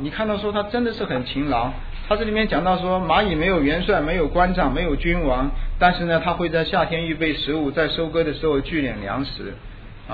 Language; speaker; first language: Chinese; native; Chinese